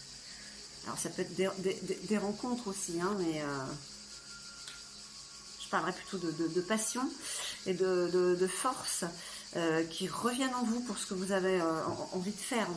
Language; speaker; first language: French; native; French